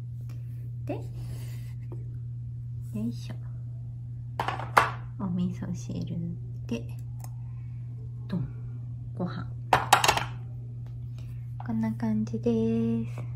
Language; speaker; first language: Japanese; native; Japanese